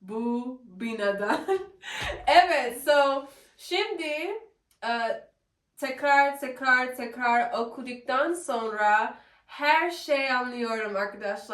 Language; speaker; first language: Turkish; non-native, learner; English